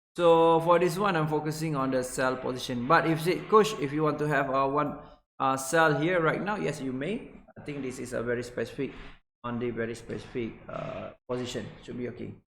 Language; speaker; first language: English; non-native, local second language; Malay